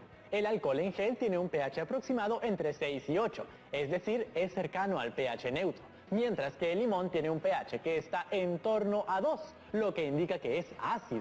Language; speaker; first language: Spanish; native; Spanish